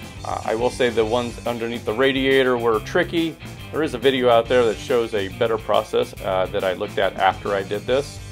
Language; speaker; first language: English; native; English